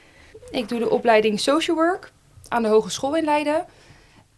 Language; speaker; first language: Dutch; native; Dutch